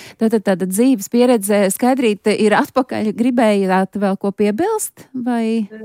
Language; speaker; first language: Latvian; native; Latvian